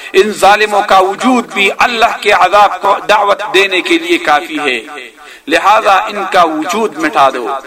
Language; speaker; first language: Urdu; non-native, local second language; Pashto